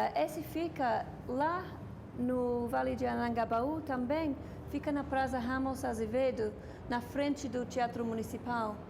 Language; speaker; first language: Portuguese; non-native, fluent; English